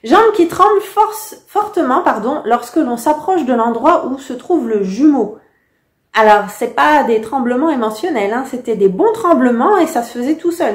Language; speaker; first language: French; native; French